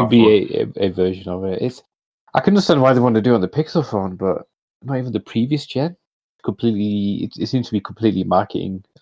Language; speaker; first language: English; native; English